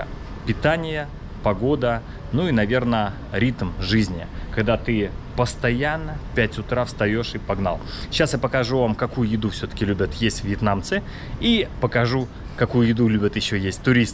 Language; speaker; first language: Russian; native; Russian